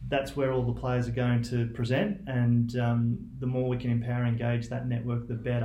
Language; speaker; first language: English; native; English